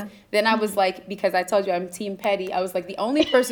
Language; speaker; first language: English; native; English